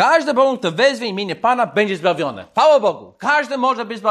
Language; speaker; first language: Polish; non-native, fluent; English